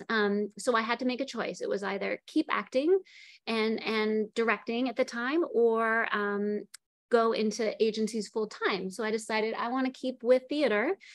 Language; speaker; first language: English; native; English